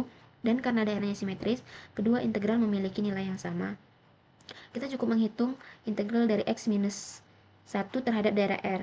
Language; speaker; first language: Indonesian; native; Indonesian